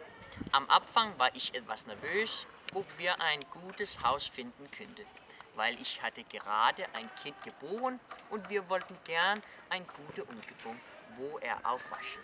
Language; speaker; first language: German; non-native, learner; Danish